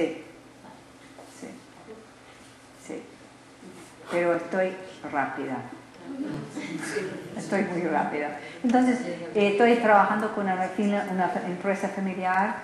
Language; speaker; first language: Spanish; non-native, learner; English